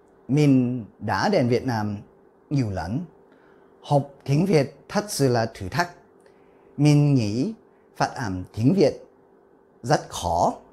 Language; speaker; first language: Vietnamese; non-native, learner; Cantonese